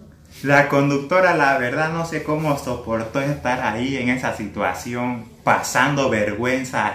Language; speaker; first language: Spanish; native; Spanish